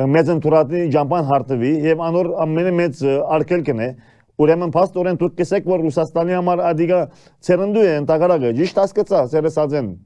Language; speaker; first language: Armenian; early bilingual, heritage; Armenian